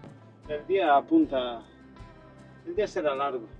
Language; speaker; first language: Spanish; native; Spanish